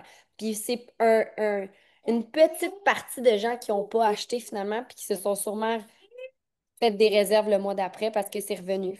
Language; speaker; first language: French; native; French